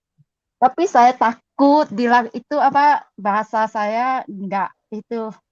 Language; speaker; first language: Indonesian; non-native, learner; Cantonese